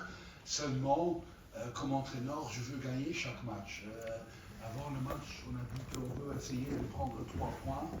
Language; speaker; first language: French; non-native, fluent; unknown